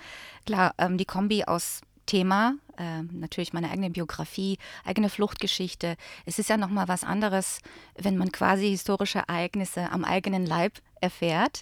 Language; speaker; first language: German; early bilingual, other home language; Bosnian